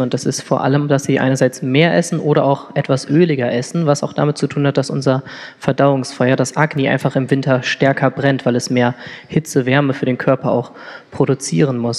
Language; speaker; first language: German; native; German